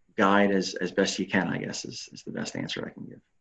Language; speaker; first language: English; native; English